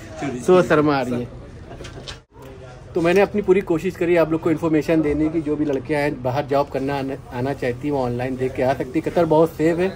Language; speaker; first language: Hindi; native; Hindi